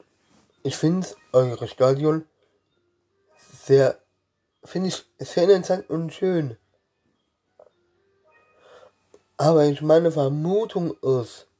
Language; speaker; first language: German; non-native, learner; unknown